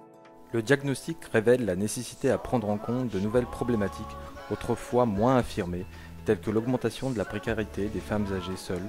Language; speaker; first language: French; native; French